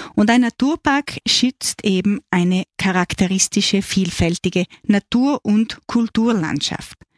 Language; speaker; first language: German; native; German